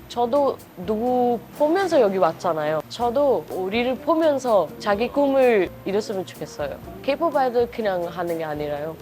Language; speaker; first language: Korean; non-native, fluent; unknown